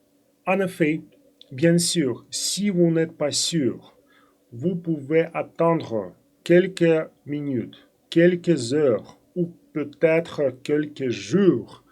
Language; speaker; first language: French; non-native, fluent; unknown